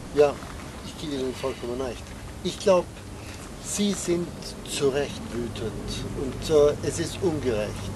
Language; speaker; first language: German; non-native, fluent; English